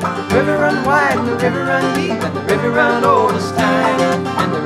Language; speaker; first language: English; native; English